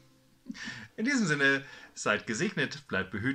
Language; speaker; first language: German; native; German